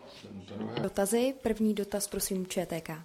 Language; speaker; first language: Czech; native; Czech